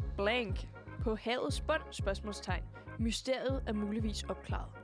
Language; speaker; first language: Danish; native; Danish